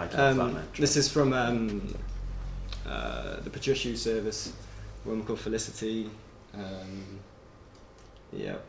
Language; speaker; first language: English; native; English